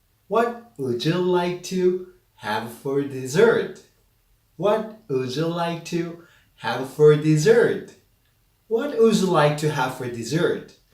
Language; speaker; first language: English; non-native, fluent; Korean